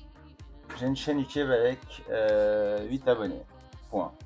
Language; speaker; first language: French; native; French